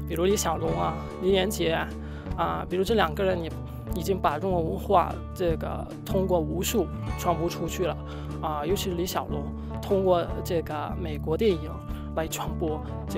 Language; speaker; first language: Chinese; non-native, fluent; Arabic